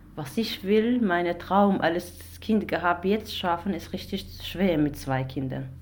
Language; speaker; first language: German; non-native, fluent; Arabic